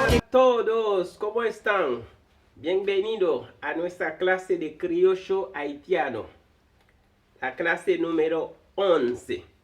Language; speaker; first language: Spanish; non-native, fluent; Haitian Creole